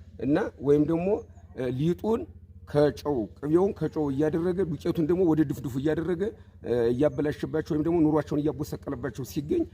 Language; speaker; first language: Amharic; native; Amharic